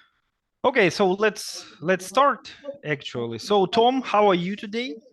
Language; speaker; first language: English; non-native, fluent; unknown